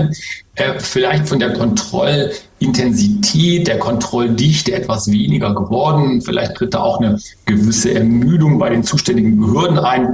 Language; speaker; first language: German; native; German